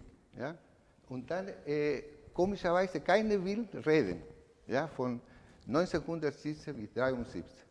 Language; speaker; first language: German; non-native, learner; Spanish